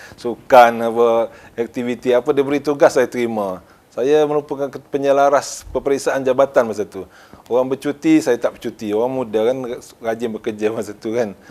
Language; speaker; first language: Malay; native; Malay